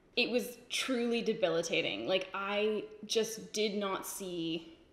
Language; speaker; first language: English; native; English